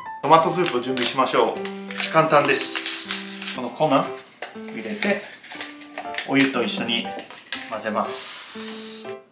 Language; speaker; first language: Japanese; non-native, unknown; English